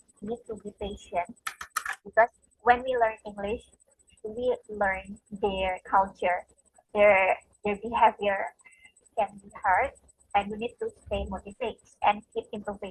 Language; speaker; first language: English; non-native, fluent; Indonesian